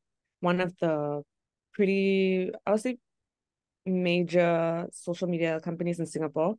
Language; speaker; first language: English; native; English